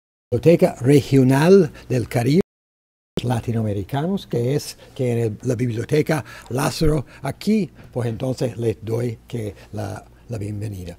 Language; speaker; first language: Spanish; native; Spanish